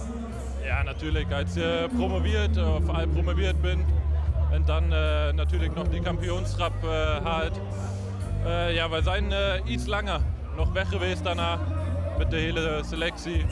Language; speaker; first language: Dutch; non-native, fluent; German